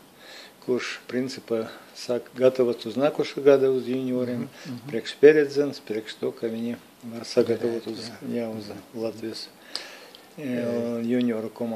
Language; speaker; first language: Latvian; non-native, local second language; Russian